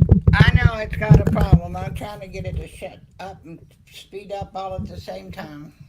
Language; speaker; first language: English; native; English